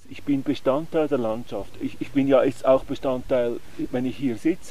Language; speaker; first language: German; native; German